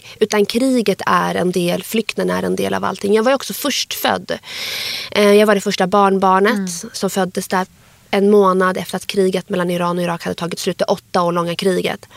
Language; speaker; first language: Swedish; early bilingual, other home language; Arabic